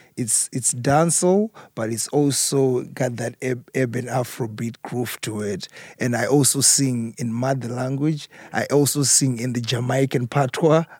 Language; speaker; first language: English; non-native, local second language; Shona